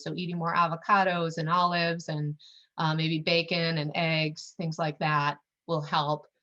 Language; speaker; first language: English; native; English